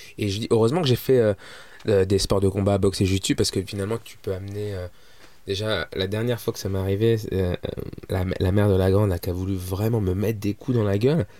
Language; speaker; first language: French; early bilingual, other home language; Arabic